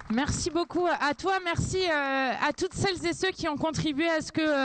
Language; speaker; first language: French; native; French